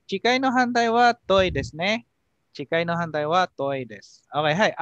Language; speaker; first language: Japanese; non-native, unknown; Filipino